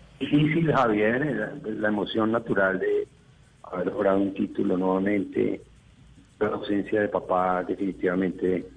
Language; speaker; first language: Spanish; native; Spanish